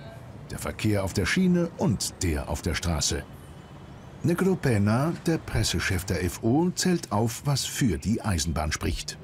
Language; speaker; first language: German; native; German